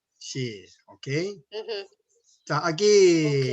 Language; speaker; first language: Spanish; non-native, learner; Korean